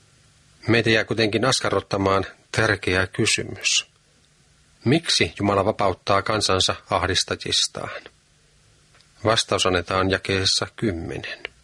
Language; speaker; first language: Finnish; native; Finnish